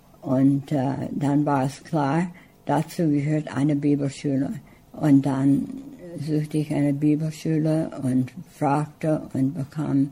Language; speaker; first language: German; early bilingual, heritage; English